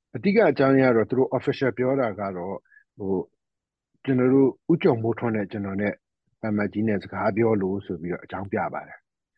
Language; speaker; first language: Burmese; native; Burmese